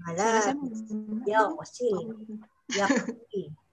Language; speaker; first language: Arabic; non-native, learner; Indonesian